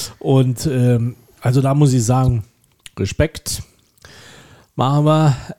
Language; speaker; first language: German; native; German